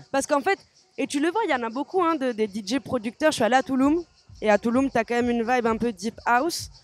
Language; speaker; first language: French; native; French